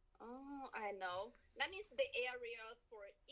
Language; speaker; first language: English; non-native, learner; Chinese